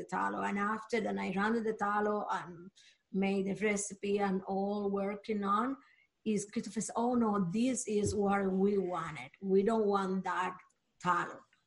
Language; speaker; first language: English; non-native, learner; Spanish